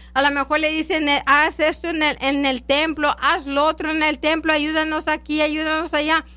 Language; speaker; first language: Spanish; non-native, local second language; English